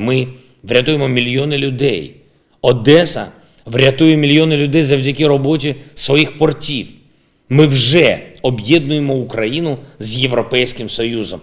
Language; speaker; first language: Ukrainian; non-native, local second language; Russian